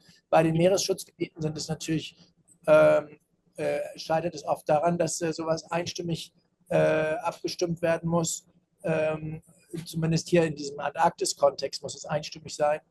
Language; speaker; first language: German; native; German